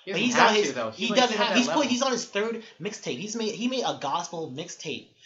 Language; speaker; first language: English; native; English